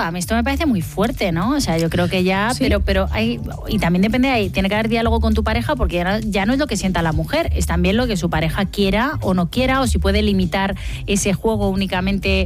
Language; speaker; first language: Spanish; native; Spanish